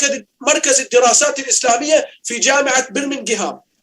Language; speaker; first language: Arabic; native; Arabic